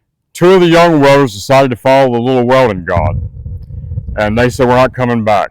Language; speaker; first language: English; native; English